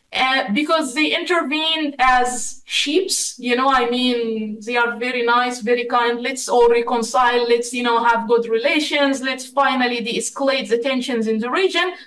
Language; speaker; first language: English; non-native, fluent; Arabic